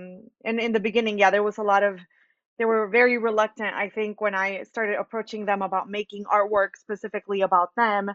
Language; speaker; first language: English; early bilingual, other home language; Spanish